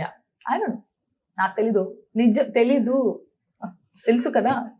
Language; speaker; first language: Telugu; non-native, learner; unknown